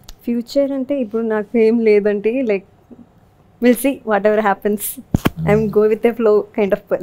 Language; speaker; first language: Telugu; non-native, learner; Malayalam